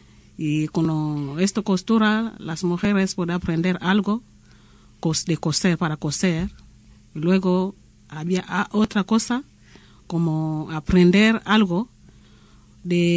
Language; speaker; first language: Spanish; non-native, learner; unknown